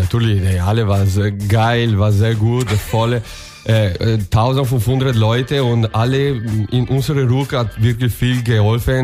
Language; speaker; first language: German; non-native, learner; Italian